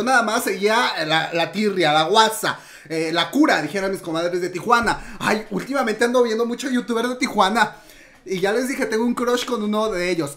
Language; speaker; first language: Spanish; native; Spanish